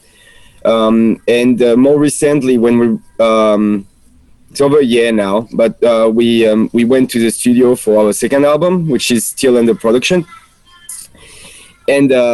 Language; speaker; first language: English; non-native, fluent; French